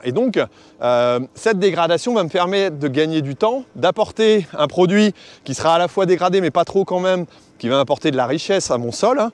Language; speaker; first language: French; native; French